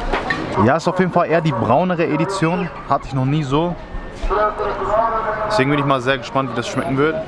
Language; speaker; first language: German; native; German